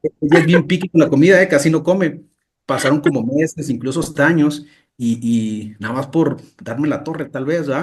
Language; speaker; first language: Spanish; native; Spanish